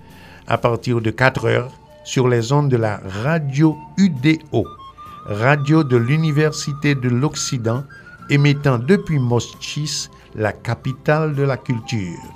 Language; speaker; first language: French; non-native, fluent; Spanish